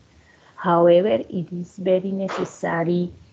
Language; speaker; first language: English; non-native, learner; Spanish